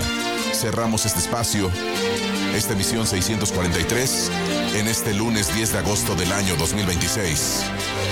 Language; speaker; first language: Spanish; native; Spanish